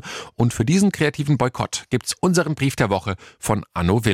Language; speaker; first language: German; native; German